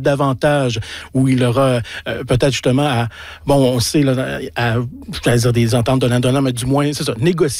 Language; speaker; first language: French; native; French